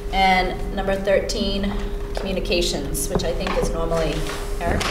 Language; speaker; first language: English; native; English